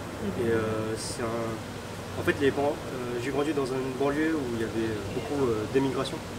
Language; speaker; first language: French; early bilingual, other home language; Min Nan Chinese